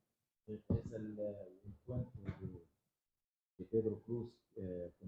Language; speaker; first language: Spanish; non-native, fluent; Arabic